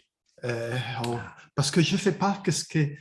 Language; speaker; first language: French; non-native, fluent; Italian